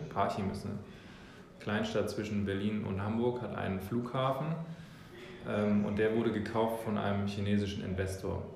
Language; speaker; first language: German; early bilingual, other home language; English